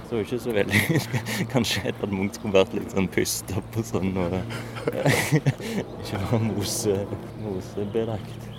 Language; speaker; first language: Norwegian; native; Norwegian